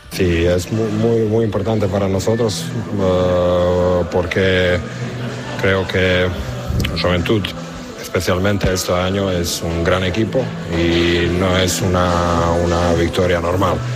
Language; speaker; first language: Spanish; non-native, learner; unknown